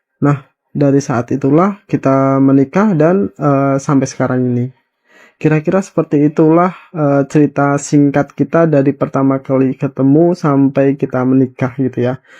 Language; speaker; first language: Indonesian; native; Indonesian